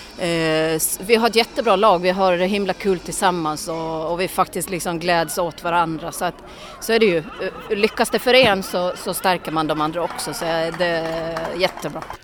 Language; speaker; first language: Swedish; native; Swedish